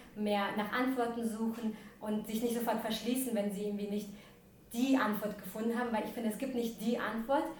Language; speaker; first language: German; early bilingual, other home language; Russian